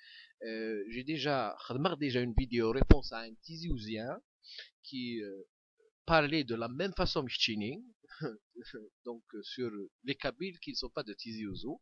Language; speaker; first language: French; non-native, local second language; Kabyle